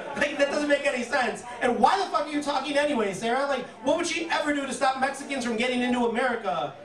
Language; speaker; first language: English; native; English